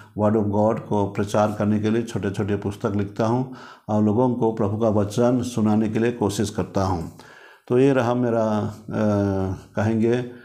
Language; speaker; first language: Hindi; non-native, local second language; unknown